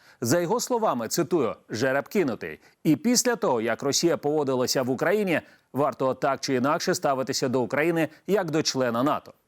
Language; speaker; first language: Ukrainian; native; Ukrainian